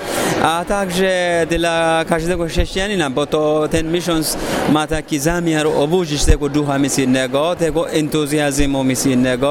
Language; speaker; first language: Polish; non-native, fluent; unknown